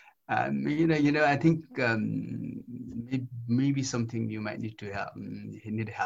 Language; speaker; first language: English; non-native, local second language; Nepali